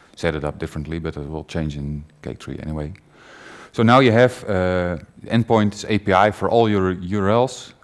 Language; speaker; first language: English; non-native, fluent; Dutch